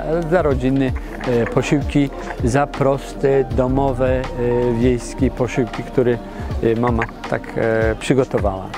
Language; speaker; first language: Polish; non-native, fluent; Turkish